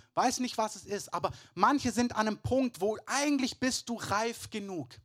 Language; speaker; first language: German; native; German